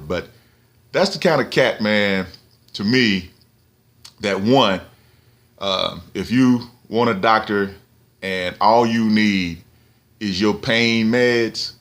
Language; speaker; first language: English; native; English